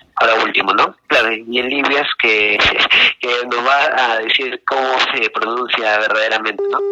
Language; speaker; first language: Spanish; native; Spanish